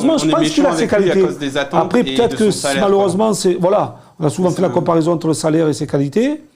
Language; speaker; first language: French; native; French